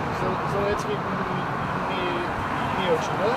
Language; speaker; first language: Russian; non-native, learner; English